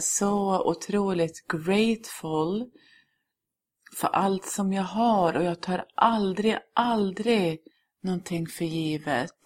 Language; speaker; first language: Swedish; early bilingual, other home language; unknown